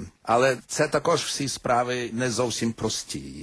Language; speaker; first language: Ukrainian; early bilingual, heritage; Ukrainian